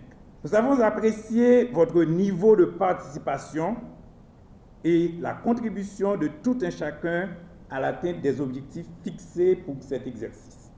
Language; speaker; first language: French; non-native, local second language; Haitian Creole